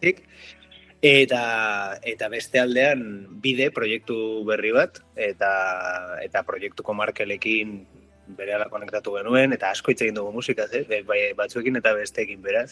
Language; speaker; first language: Basque; native; Basque